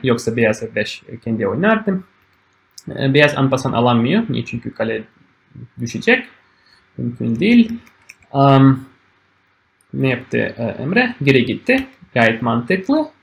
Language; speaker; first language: Turkish; non-native, fluent; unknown